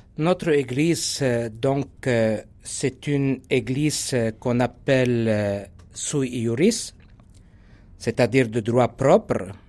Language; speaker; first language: French; non-native, local second language; Arabic